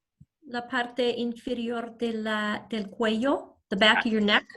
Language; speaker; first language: Spanish; non-native, learner; English